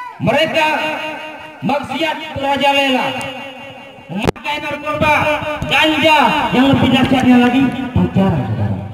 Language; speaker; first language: Indonesian; non-native, local second language; Achinese